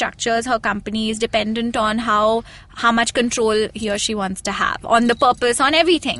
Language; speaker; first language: English; non-native, local second language; Hindi